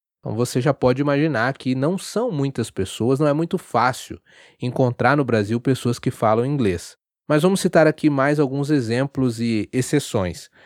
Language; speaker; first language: Portuguese; native; Portuguese